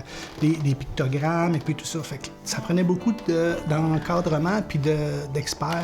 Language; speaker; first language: French; native; French